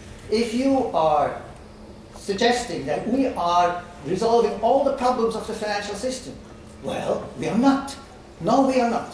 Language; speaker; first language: English; non-native, fluent; German